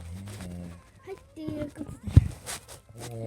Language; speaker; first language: Japanese; non-native, learner; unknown